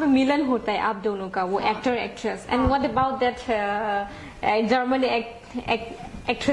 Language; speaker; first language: Hindi; non-native, local second language; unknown